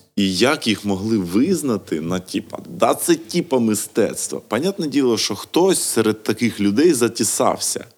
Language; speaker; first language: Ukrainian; non-native, local second language; Russian